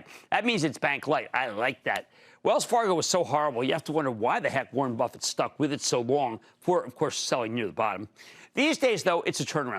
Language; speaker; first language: English; native; English